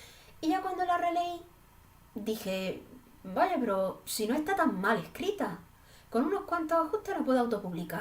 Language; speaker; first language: Spanish; native; Spanish